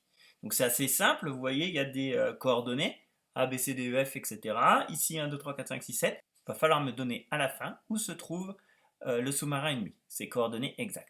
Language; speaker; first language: French; native; French